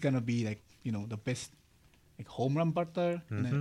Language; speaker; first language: English; non-native, learner; Japanese